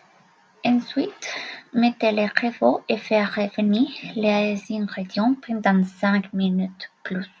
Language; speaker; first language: French; non-native, learner; Spanish